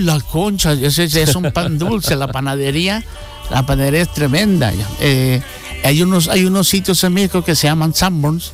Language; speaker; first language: Spanish; native; Spanish